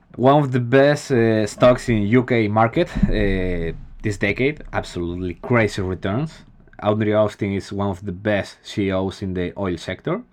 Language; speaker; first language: English; non-native, fluent; Spanish